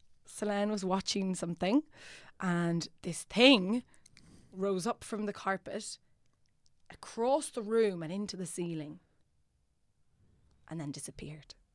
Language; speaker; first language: English; non-native, fluent; Italian